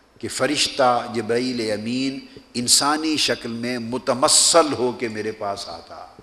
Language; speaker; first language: Urdu; native; Urdu